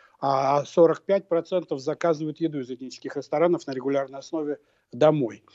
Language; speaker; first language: Russian; native; Russian